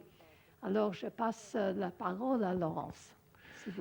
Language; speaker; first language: French; non-native, learner; English